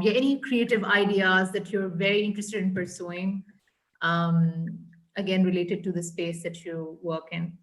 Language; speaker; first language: English; non-native, local second language; Hindi